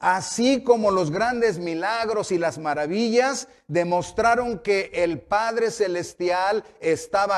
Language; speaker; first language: Spanish; native; Spanish